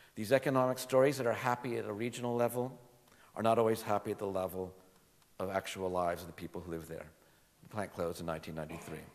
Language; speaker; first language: English; native; English